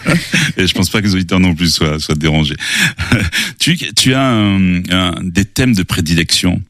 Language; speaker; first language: French; native; French